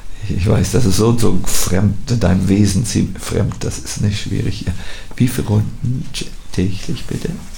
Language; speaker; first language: German; native; German